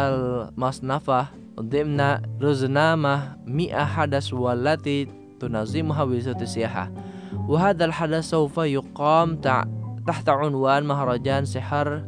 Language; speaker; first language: Arabic; non-native, fluent; Indonesian